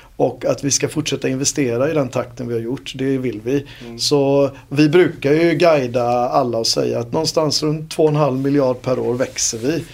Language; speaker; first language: Swedish; native; Swedish